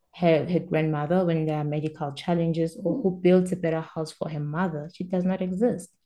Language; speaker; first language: English; non-native, local second language; Swati